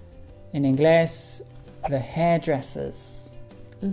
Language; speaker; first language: Spanish; non-native, fluent; English